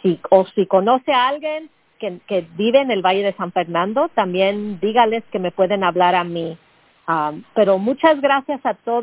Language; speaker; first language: Spanish; early bilingual, heritage; Spanish